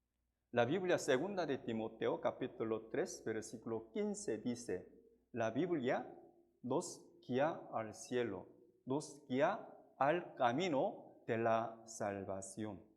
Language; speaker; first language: Spanish; non-native, fluent; Korean